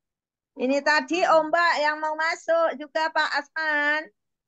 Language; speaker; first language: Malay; non-native, local second language; Javanese